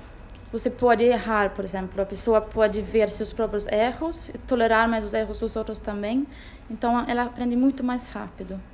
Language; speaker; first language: Portuguese; non-native, fluent; Swedish